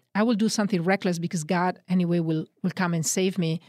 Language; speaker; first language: English; non-native, fluent; Italian